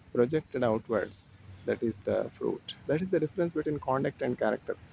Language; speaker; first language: English; non-native, local second language; Telugu